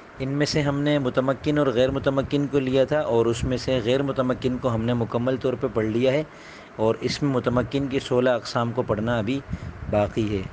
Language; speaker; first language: Urdu; native; Urdu